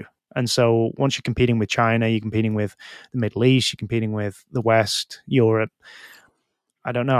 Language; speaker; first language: English; native; English